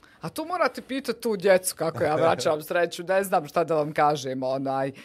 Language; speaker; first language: Bosnian; native; Bosnian